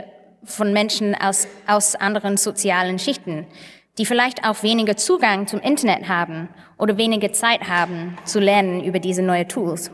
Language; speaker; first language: German; non-native, fluent; English